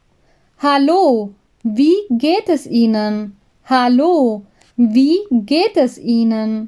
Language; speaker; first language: German; non-native, learner; Urdu